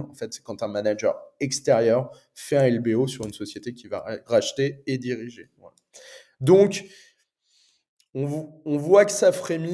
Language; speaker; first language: French; native; French